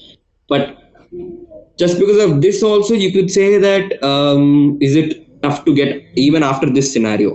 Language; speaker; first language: English; non-native, local second language; Telugu